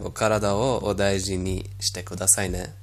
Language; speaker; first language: Japanese; non-native, fluent; Persian